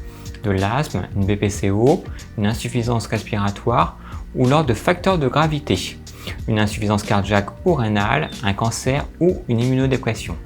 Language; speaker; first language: French; native; French